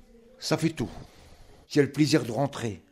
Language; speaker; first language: French; non-native, local second language; Arabic